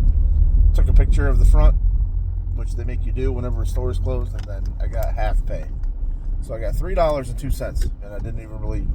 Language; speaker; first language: English; native; English